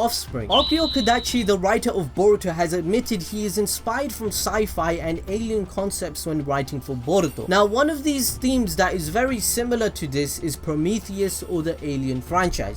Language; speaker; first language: English; native; English